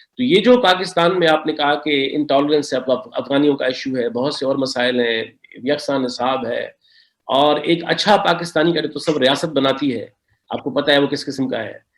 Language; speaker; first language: Urdu; non-native, local second language; Sindhi